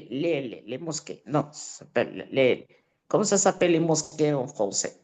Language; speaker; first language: French; non-native, fluent; Italian